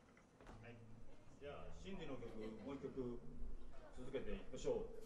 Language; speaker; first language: Japanese; native; Japanese